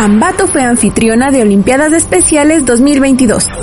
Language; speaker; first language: Spanish; native; Spanish